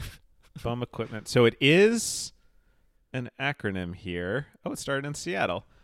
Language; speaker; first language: English; native; English